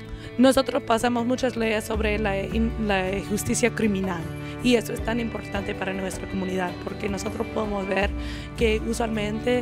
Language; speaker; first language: Spanish; early bilingual, other home language; English